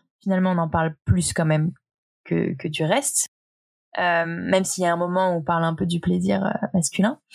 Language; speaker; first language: French; native; French